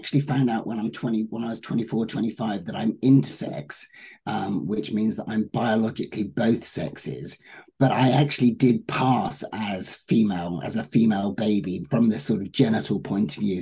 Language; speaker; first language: English; native; English